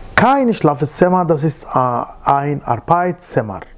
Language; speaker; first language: German; non-native, fluent; Arabic